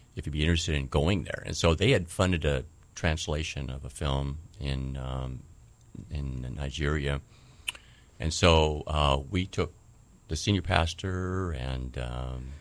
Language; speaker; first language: English; native; English